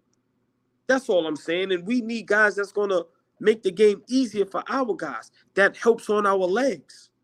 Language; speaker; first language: English; native; English